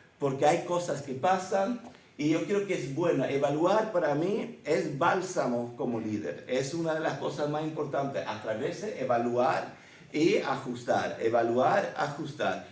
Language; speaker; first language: Spanish; early bilingual, other home language; Swedish